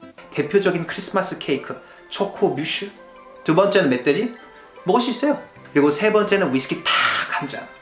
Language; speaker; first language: Korean; non-native, fluent; French